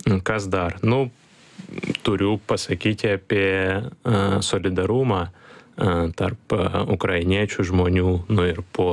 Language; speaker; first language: Lithuanian; non-native, learner; Ukrainian